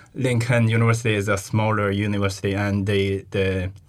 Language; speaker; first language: English; non-native, fluent; Chinese